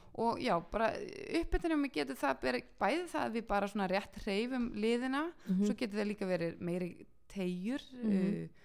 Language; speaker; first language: Icelandic; early bilingual, heritage; Icelandic